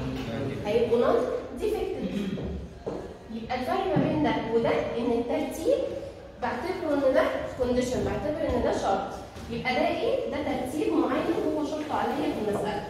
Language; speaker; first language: Arabic; native; Arabic